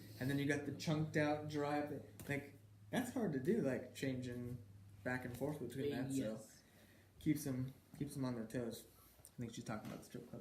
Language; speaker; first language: English; native; English